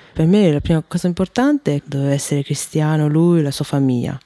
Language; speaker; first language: Italian; early bilingual, other home language; Chinese